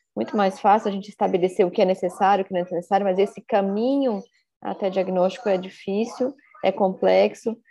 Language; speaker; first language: Portuguese; native; Portuguese